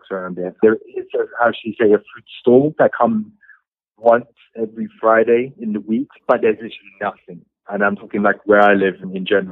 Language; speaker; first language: English; native; English